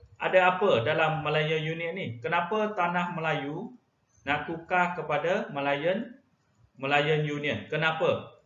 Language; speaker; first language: Malay; non-native, local second language; Chinese